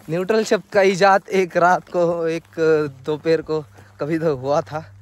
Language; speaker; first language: Hindi; non-native, local second language; Marathi